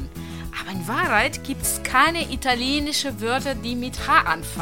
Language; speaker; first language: German; non-native, fluent; Italian